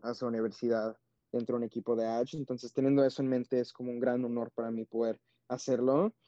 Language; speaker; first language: Spanish; early bilingual, heritage; Spanish